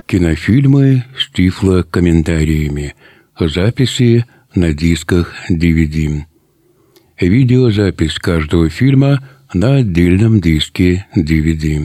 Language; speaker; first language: Russian; native; Russian